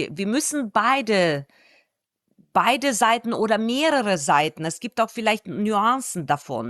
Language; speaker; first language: German; non-native, fluent; Russian